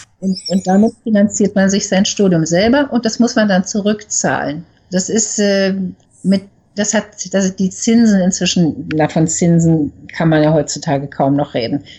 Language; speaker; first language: German; native; German